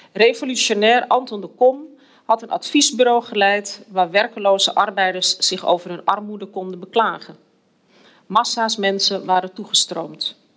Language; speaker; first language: Dutch; native; Dutch